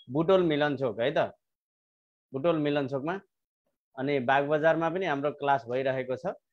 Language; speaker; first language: Nepali; native; Nepali